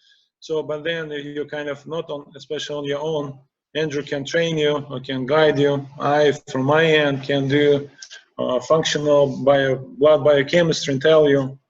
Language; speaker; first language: English; non-native, fluent; Russian